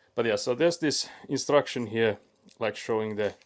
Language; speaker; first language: English; non-native, fluent; Finnish